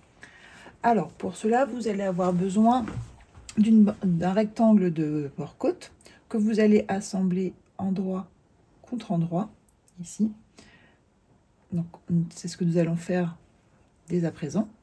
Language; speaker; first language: French; native; French